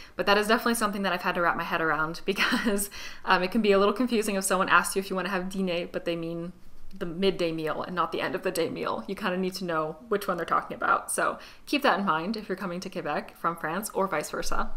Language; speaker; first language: English; native; English